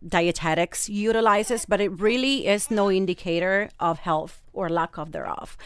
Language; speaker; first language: English; non-native, fluent; Italian